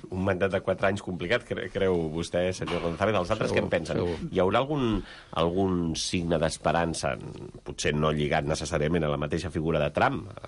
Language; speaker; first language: Catalan; native; Catalan